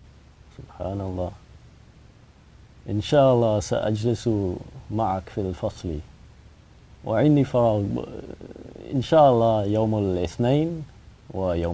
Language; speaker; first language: Arabic; non-native, learner; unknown